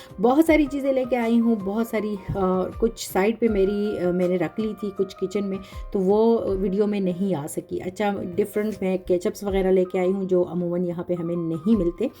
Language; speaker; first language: Urdu; non-native, local second language; Pashto